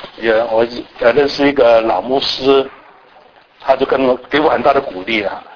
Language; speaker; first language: Chinese; non-native, local second language; Cantonese